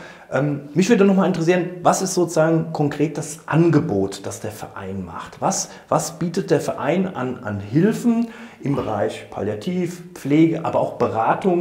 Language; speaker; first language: German; native; German